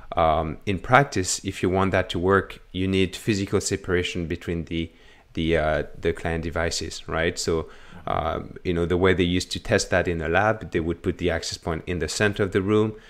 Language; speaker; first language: English; non-native, fluent; French